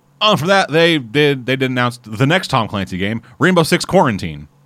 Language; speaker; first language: English; native; English